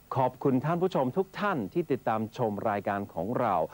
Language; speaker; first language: Thai; non-native, fluent; English